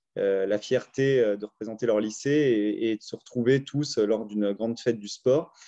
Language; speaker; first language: French; native; French